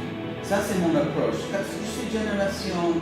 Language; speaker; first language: French; non-native, learner; English